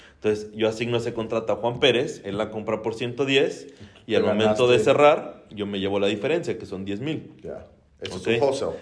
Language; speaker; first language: Spanish; native; Spanish